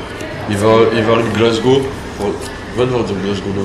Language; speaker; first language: German; non-native, learner; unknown